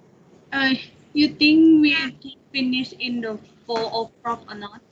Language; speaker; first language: English; non-native, learner; Thai